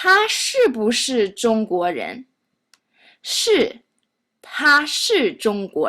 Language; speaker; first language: Chinese; non-native, fluent; English